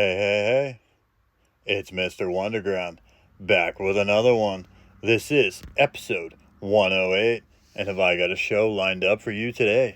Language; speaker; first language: English; native; English